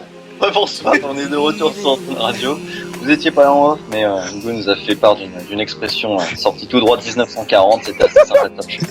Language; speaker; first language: French; native; French